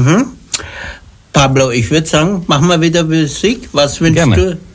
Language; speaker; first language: German; native; German